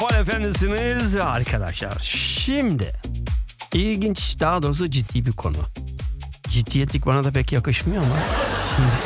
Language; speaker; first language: Turkish; early bilingual, other home language; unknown